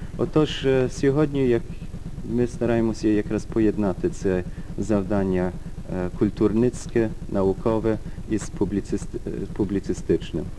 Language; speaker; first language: Ukrainian; early bilingual, heritage; Ukrainian